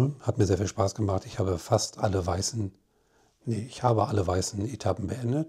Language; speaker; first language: German; native; German